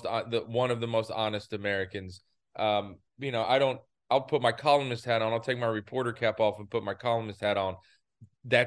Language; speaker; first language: English; native; English